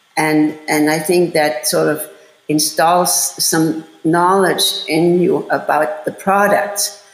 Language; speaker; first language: English; non-native, fluent; German